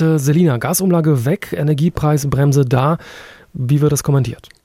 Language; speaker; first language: German; native; German